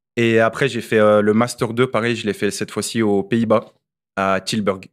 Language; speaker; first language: French; native; French